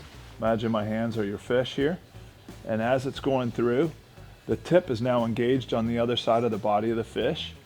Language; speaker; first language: English; native; English